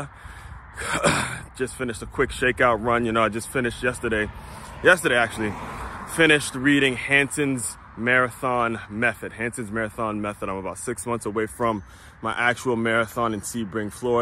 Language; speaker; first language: English; native; English